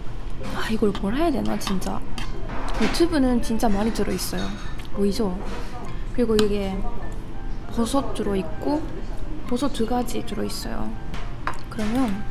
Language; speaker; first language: Korean; non-native, fluent; Japanese